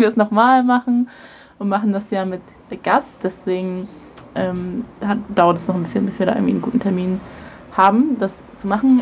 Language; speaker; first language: German; native; German